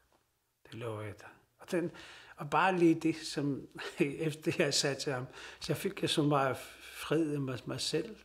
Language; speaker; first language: Danish; non-native, local second language; Kalaallisut